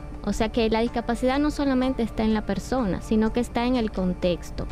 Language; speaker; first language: Spanish; native; Spanish